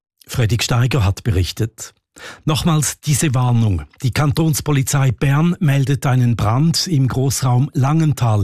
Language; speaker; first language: German; native; German